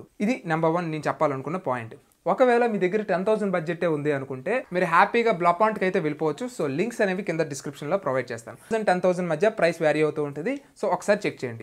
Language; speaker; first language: Telugu; native; Telugu